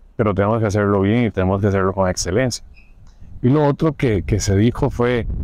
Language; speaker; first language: Spanish; native; Spanish